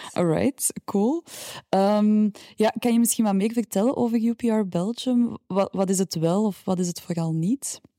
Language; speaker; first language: Dutch; native; Dutch